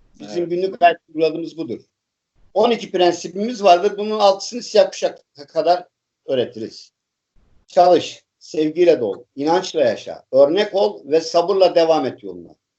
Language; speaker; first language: Turkish; native; Turkish